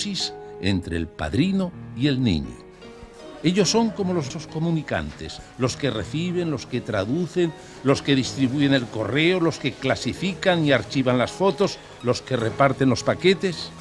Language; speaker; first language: Spanish; native; Spanish